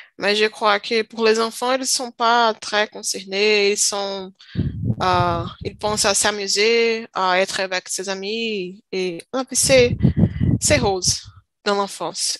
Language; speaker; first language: French; non-native, learner; Portuguese